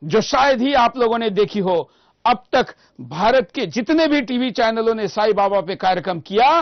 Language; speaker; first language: Hindi; non-native, local second language; Marathi